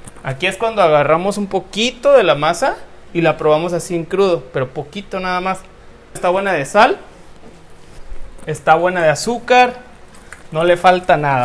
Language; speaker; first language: Spanish; native; Spanish